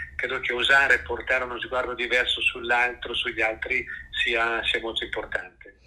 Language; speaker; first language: Italian; native; Italian